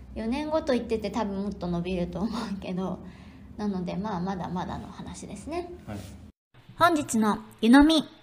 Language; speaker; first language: Japanese; native; Japanese